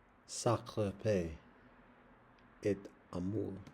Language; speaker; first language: French; non-native, learner; English